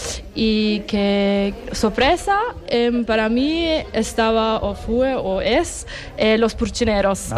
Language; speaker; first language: Spanish; non-native, learner; German